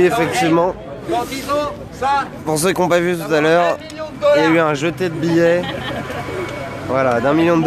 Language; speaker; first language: French; native; French